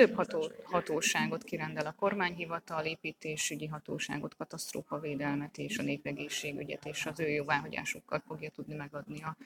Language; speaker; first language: Hungarian; native; Hungarian